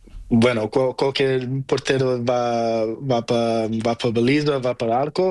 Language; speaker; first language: Spanish; non-native, learner; Portuguese